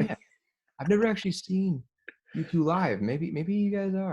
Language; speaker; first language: English; native; English